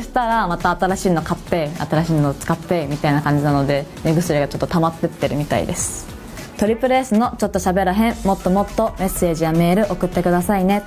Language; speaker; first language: Japanese; native; Japanese